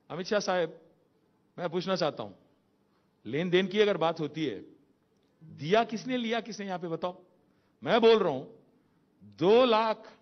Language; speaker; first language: Hindi; non-native, local second language; Telugu